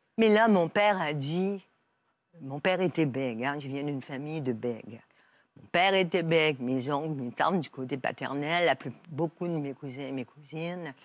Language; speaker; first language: French; native; French